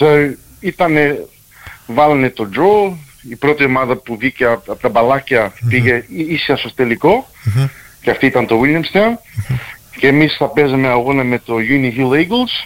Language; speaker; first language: Greek; early bilingual, heritage; Greek